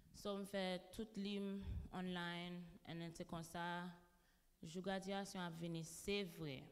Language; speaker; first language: French; non-native, local second language; Haitian Creole